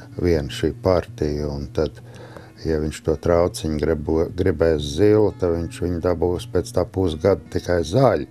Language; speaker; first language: Latvian; native; Latvian